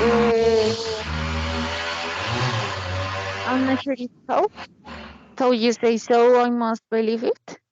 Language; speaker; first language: English; non-native, learner; Spanish